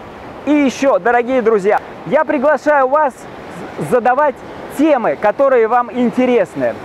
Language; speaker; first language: Russian; native; Russian